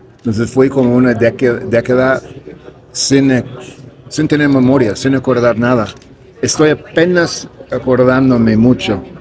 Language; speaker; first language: Spanish; non-native, fluent; English